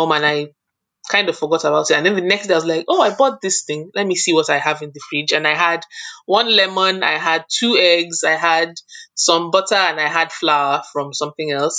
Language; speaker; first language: English; non-native, local second language; Yoruba